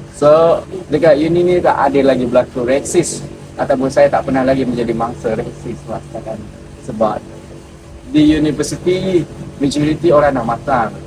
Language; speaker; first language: Malay; native; Malay